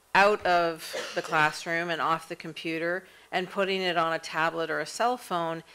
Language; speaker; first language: English; native; English